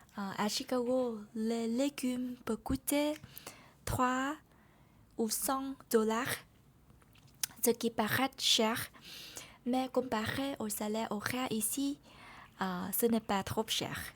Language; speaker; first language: French; non-native, learner; Vietnamese